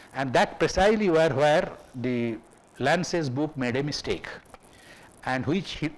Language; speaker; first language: English; non-native, local second language; Bangla